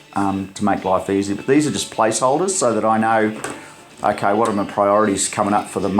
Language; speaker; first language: English; native; English